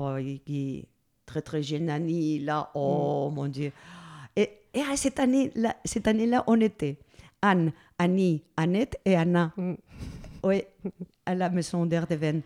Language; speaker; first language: French; non-native, fluent; Spanish